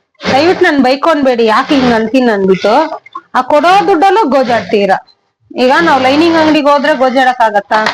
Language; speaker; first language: Kannada; non-native, local second language; Tamil